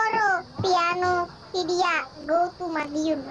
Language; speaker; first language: English; non-native, learner; Vietnamese